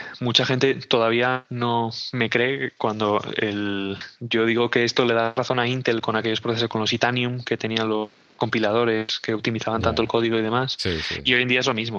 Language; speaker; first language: Spanish; native; Spanish